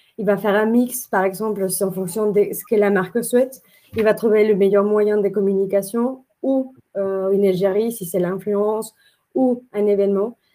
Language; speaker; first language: French; non-native, fluent; Spanish